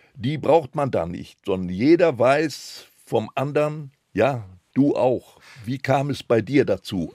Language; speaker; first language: German; non-native, local second language; Polish